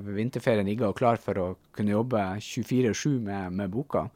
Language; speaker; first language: Norwegian; native; Norwegian